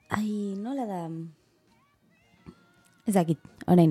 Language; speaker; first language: Basque; non-native, learner; Spanish